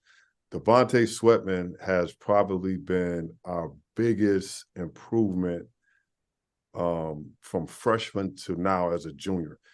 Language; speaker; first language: English; native; English